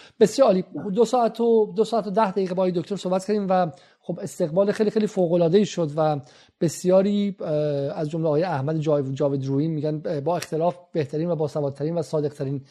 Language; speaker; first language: Persian; native; Persian